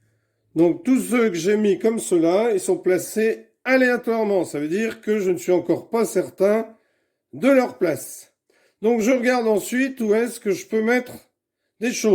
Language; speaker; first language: French; native; French